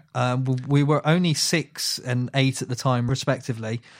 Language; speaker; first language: English; early bilingual, other home language; Morisyen